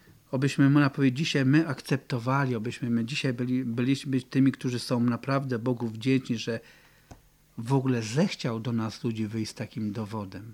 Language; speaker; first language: Polish; native; Polish